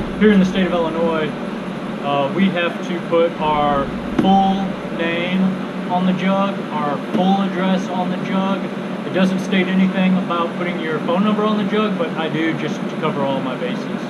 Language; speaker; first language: English; native; English